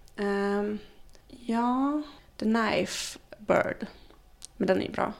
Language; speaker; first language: Swedish; native; Swedish